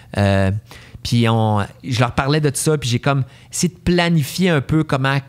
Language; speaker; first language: French; native; French